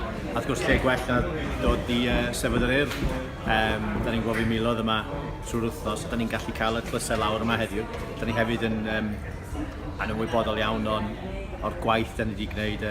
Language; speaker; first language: Welsh; native; Welsh